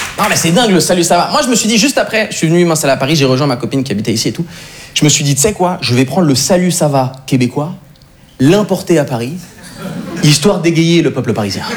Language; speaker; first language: French; native; French